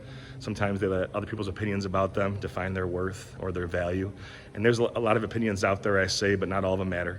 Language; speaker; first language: English; native; English